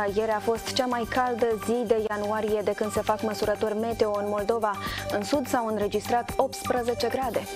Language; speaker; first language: Romanian; native; Romanian